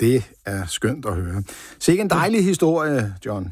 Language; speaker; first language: Danish; native; Danish